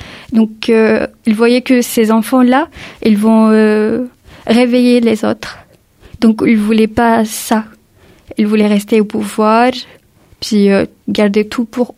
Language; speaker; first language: French; early bilingual, other home language; Arabic